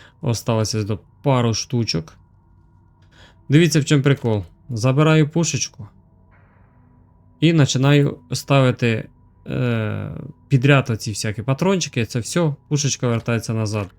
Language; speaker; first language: Ukrainian; native; Ukrainian